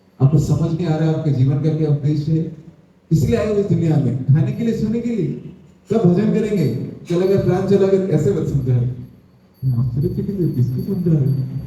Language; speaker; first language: Hindi; non-native, local second language; Odia